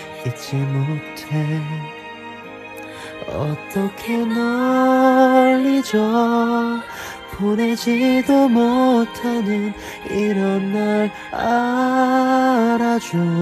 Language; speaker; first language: Korean; early bilingual, heritage; Korean